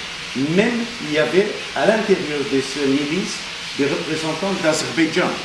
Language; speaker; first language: French; non-native, fluent; Armenian